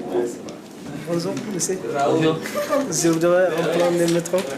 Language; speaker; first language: French; non-native, learner; Chinese